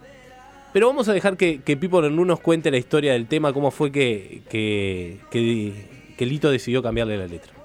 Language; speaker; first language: Spanish; native; Spanish